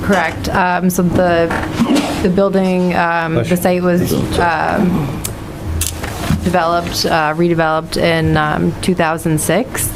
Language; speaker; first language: English; native; English